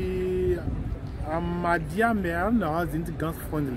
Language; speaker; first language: German; non-native, fluent; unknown